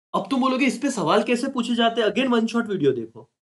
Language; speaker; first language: Hindi; non-native, local second language; Marathi